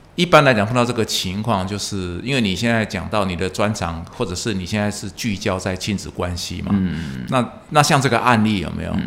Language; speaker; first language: Chinese; non-native, local second language; Min Nan Chinese